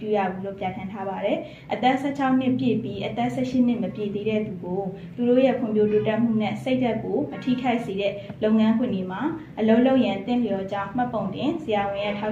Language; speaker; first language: Burmese; native; Burmese